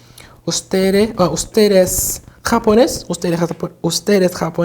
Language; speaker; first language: Spanish; non-native, fluent; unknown